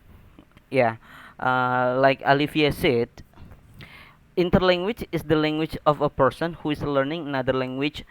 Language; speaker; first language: English; non-native, learner; Indonesian